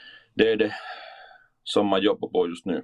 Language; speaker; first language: Swedish; non-native, fluent; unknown